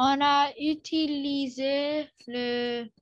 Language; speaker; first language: French; non-native, learner; English